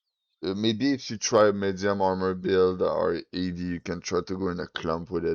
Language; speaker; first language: English; non-native, fluent; French